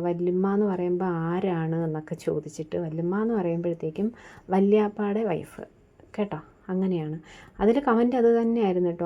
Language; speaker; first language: Malayalam; native; Malayalam